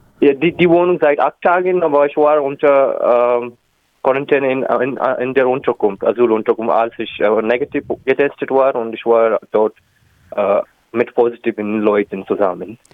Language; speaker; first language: German; non-native, learner; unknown